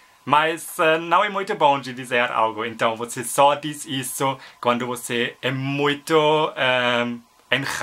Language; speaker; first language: Portuguese; non-native, learner; German